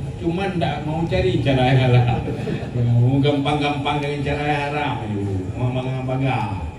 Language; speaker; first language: Malay; non-native, local second language; Achinese